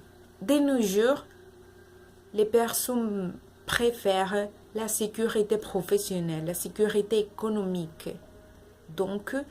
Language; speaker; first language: French; non-native, learner; Spanish